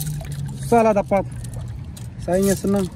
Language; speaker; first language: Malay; non-native, learner; Bangla